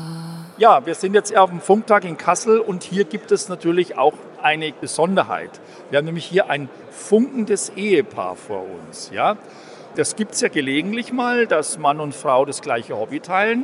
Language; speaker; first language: German; native; German